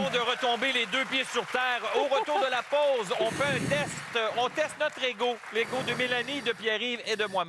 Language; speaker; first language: French; native; French